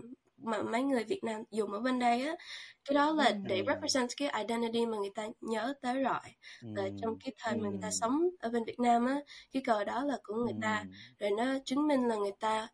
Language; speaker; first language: Vietnamese; early bilingual, heritage; Vietnamese